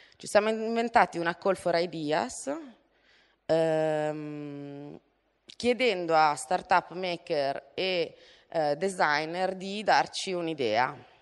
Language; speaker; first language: Italian; native; Italian